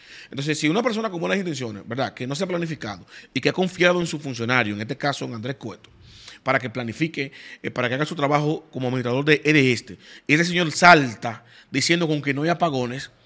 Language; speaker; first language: Spanish; native; Spanish